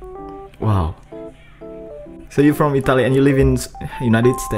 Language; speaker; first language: English; non-native, fluent; Indonesian